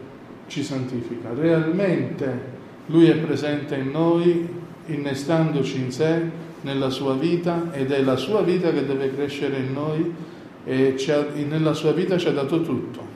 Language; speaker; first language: Italian; native; Italian